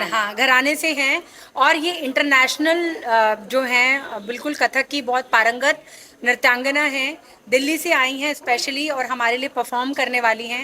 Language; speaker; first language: Hindi; native; Hindi